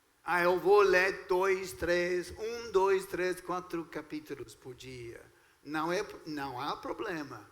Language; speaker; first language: Portuguese; non-native, fluent; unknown